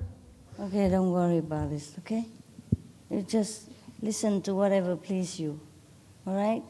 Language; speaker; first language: English; non-native, fluent; Vietnamese